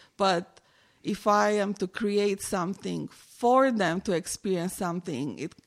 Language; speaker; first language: English; non-native, fluent; Romanian